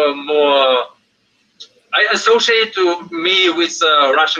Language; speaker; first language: English; non-native, fluent; Russian